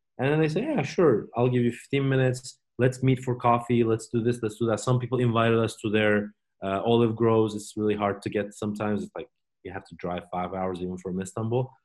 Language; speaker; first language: English; non-native, fluent; Turkish